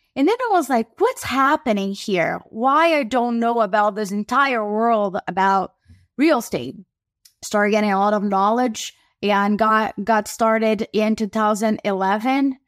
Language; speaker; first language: English; non-native, fluent; Portuguese